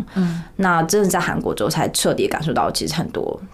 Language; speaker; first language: Chinese; native; Chinese